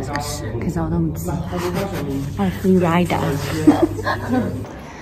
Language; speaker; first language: Chinese; non-native, local second language; Cantonese